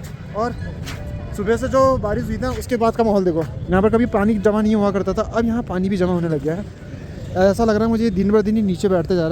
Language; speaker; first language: Hindi; native; Hindi